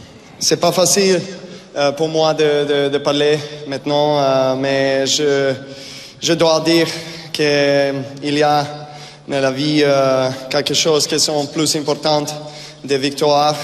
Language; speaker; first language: French; non-native, learner; Serbian